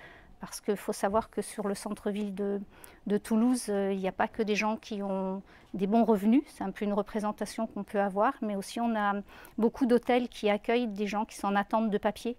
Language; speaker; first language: French; native; French